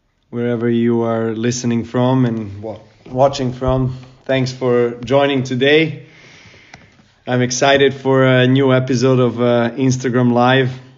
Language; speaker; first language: English; non-native, fluent; Serbian